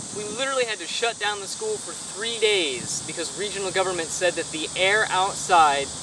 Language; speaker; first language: English; native; English